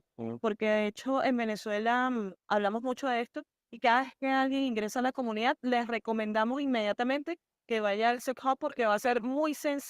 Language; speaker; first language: Spanish; native; Spanish